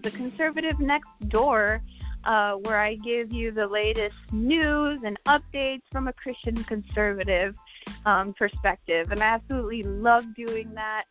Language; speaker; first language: English; native; English